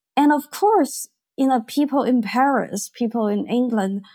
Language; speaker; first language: English; non-native, fluent; Chinese